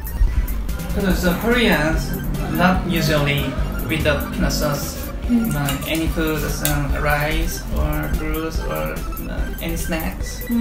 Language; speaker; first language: English; non-native, learner; Korean